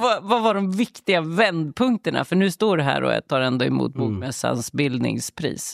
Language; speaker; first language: Swedish; native; Swedish